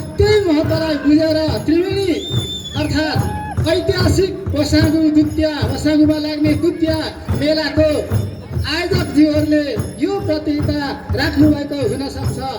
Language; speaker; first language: Nepali; non-native, local second language; Limbu